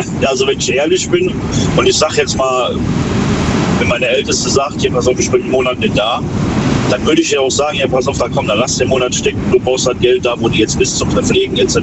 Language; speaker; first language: German; native; German